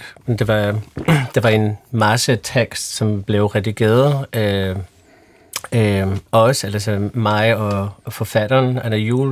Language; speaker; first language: Danish; non-native, fluent; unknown